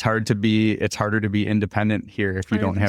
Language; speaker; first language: English; native; English